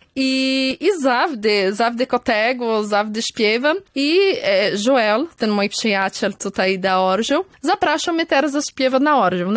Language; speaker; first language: Polish; early bilingual, heritage; Polish